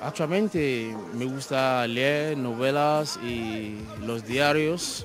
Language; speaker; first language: Spanish; non-native, fluent; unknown